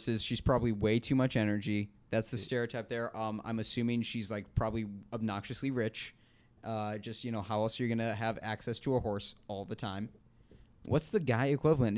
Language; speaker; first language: English; native; English